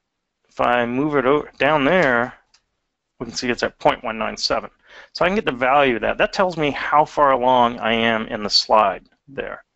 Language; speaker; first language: English; native; English